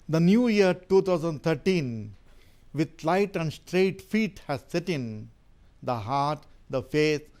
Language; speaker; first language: English; non-native, local second language; Tamil